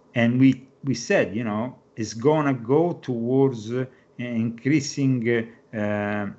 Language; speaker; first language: English; non-native, fluent; Italian